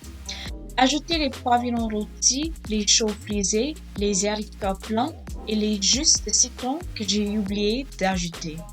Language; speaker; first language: French; non-native, learner; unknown